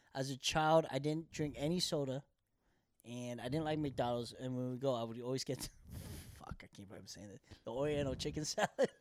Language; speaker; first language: English; early bilingual, other home language; Korean